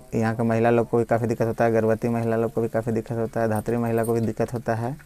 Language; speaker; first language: Hindi; native; Hindi